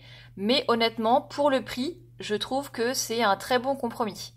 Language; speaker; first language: French; native; French